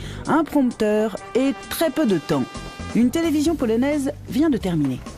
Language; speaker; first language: French; native; French